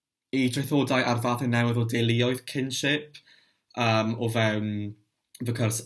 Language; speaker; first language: Welsh; non-native, local second language; English